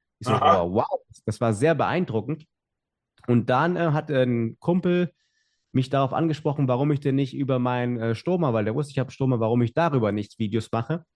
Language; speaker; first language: German; native; German